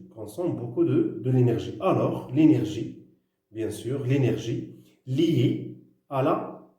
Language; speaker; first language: French; non-native, local second language; Arabic